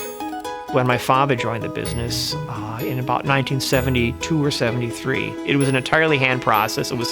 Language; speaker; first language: English; native; English